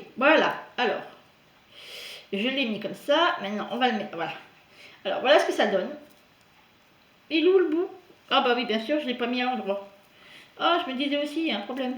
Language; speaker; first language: French; native; French